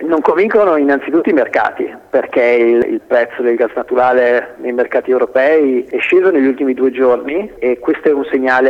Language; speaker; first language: Italian; native; Italian